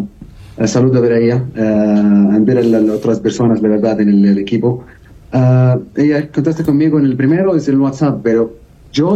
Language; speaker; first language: Spanish; non-native, learner; Arabic